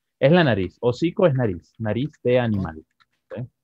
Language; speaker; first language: Spanish; native; Spanish